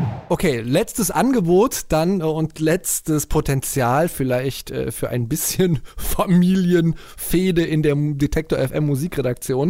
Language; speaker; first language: German; native; German